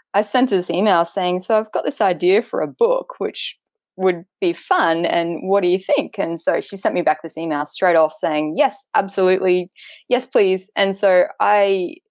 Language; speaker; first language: English; native; English